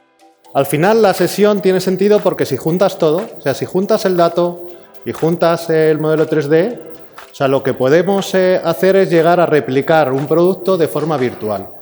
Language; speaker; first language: Spanish; native; Spanish